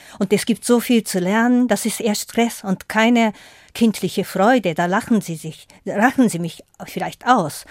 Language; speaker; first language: German; non-native, fluent; Japanese